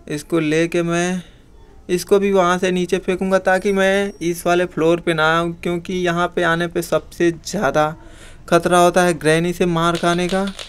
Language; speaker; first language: Hindi; native; Hindi